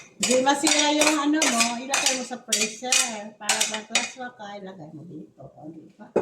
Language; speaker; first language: Filipino; non-native, local second language; Hiligaynon